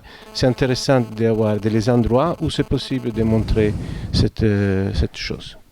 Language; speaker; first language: French; non-native, fluent; Italian